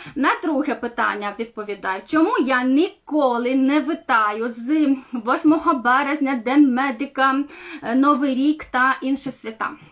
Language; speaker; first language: Ukrainian; non-native, local second language; Romanian